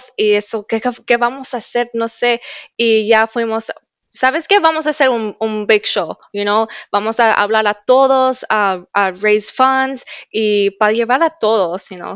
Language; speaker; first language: Spanish; early bilingual, heritage; Spanish